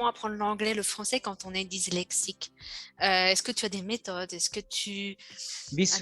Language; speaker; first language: French; native; French